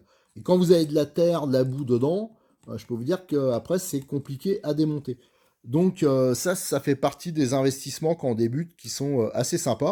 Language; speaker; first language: French; native; French